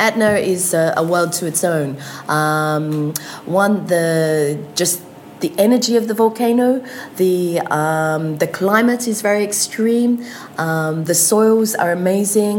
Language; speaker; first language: English; native; English